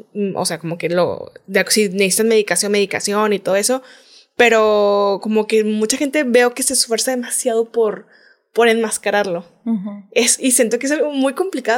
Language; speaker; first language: Spanish; native; Spanish